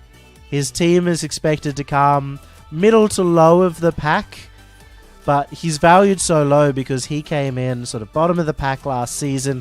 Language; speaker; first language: English; native; English